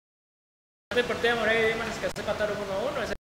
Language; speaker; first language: Spanish; native; Spanish